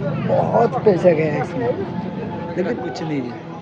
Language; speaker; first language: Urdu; non-native, local second language; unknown